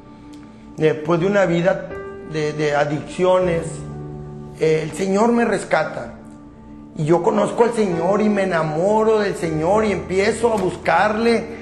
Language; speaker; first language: Spanish; native; Spanish